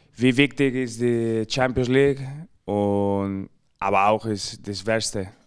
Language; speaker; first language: German; non-native, learner; Spanish